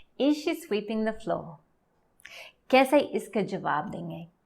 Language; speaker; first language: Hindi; non-native, learner; English